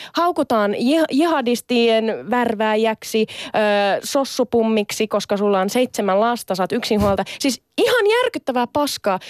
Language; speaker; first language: Finnish; early bilingual, other home language; Sinhala